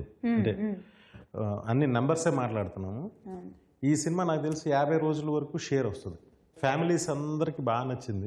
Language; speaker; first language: Telugu; native; Telugu